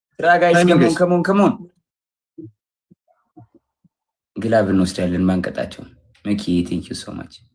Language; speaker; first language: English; non-native, learner; Amharic